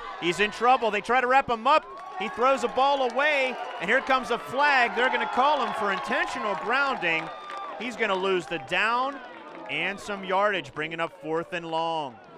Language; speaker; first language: English; native; English